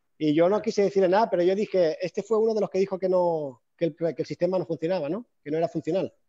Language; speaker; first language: Spanish; native; Spanish